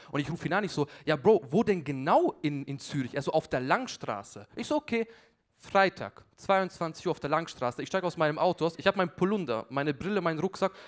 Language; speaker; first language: German; early bilingual, other home language; Albanian